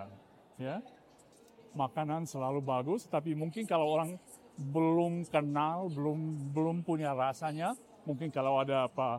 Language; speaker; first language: Indonesian; non-native, fluent; English